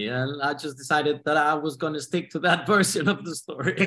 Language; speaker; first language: English; non-native, fluent; Spanish